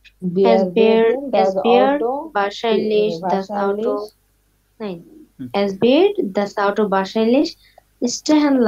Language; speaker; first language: German; non-native, learner; Bangla